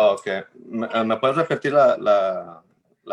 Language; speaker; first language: Spanish; early bilingual, heritage; Spanish